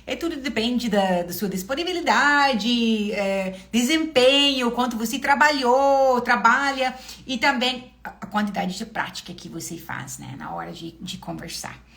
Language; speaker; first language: Portuguese; non-native, fluent; English